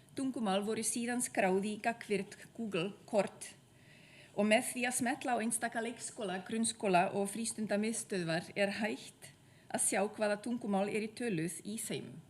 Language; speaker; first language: Icelandic; non-native, fluent; Czech